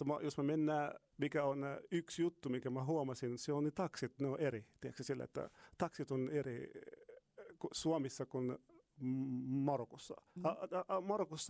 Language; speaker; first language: Finnish; non-native, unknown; Arabic